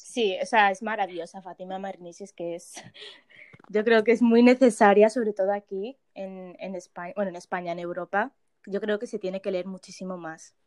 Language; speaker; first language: Spanish; early bilingual, other home language; Arabic